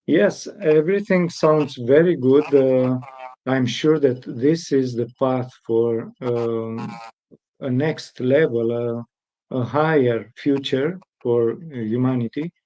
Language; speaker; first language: English; non-native, fluent; Romanian